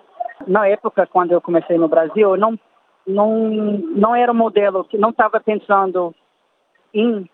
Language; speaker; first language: Portuguese; non-native, fluent; English